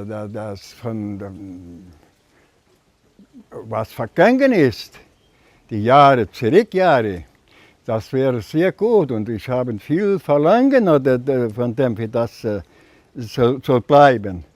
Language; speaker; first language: German; early bilingual, heritage; German